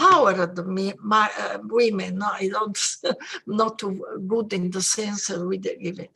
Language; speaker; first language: English; non-native, fluent; Italian